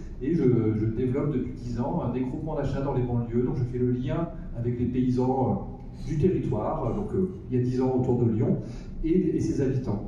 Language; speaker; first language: French; native; French